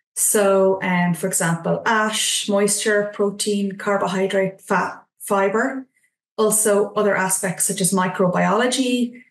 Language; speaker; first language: English; native; English